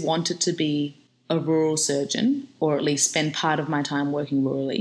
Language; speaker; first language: English; native; English